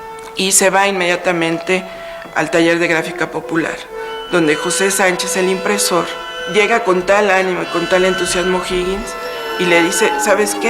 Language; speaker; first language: Spanish; native; Spanish